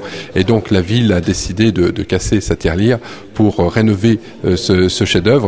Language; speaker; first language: French; native; French